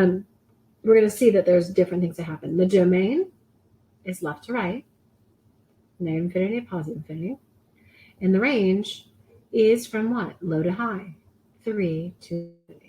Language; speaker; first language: English; native; English